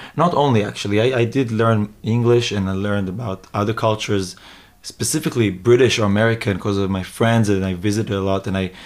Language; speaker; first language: English; early bilingual, other home language; Hebrew